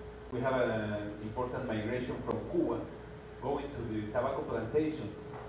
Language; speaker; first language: English; non-native, fluent; Spanish